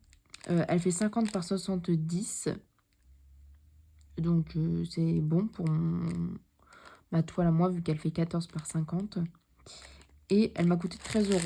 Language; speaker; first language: French; native; French